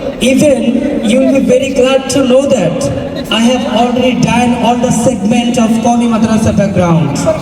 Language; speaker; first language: English; non-native, local second language; Bangla